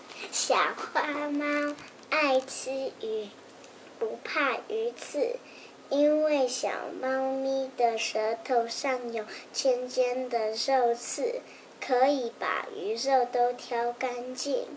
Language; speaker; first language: Chinese; native; Chinese